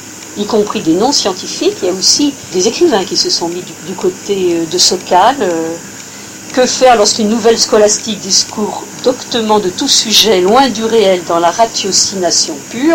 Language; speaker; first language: French; native; French